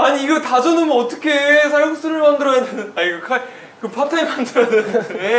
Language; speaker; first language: Korean; native; Korean